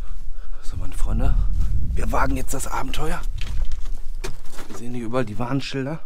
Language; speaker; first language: German; native; German